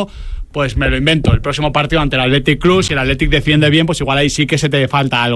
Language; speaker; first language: Spanish; native; Spanish